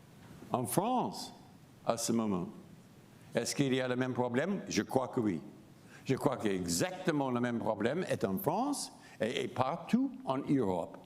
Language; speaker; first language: French; non-native, fluent; English